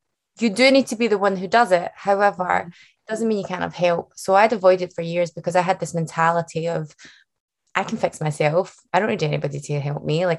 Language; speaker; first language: English; native; English